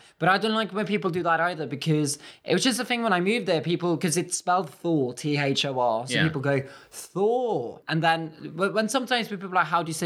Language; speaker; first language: English; non-native, fluent; Norwegian